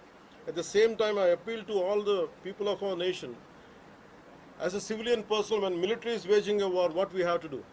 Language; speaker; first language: English; non-native, local second language; Telugu